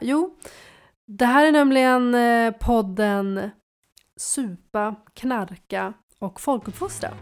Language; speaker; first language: Swedish; native; Swedish